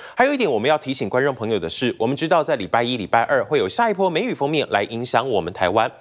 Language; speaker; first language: Chinese; native; Chinese